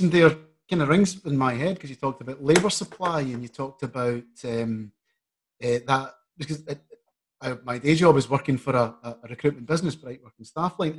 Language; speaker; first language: English; native; English